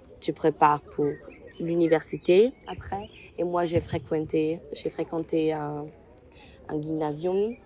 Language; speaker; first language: French; non-native, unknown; German